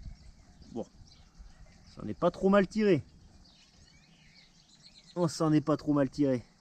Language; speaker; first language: French; native; French